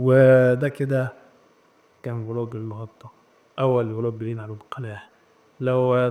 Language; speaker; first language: Arabic; native; Arabic